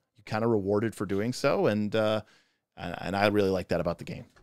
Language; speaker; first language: English; native; English